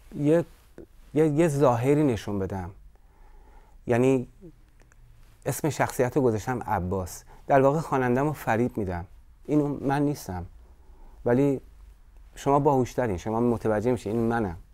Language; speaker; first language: Persian; native; Persian